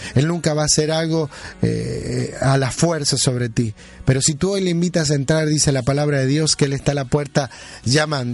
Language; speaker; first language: Spanish; native; Spanish